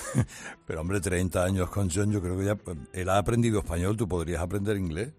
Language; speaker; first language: Spanish; native; Spanish